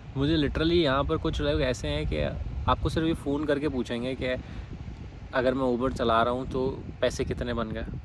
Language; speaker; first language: Urdu; native; Urdu